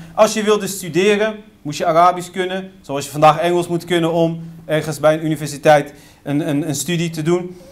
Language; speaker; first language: Dutch; early bilingual, other home language; Riffian